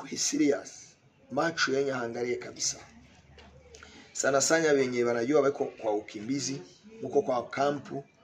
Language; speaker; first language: Swahili; non-native, local second language; Kinyarwanda